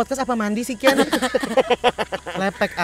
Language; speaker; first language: Indonesian; native; Indonesian